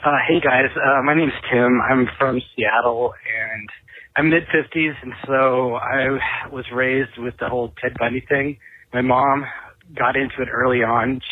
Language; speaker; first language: English; native; English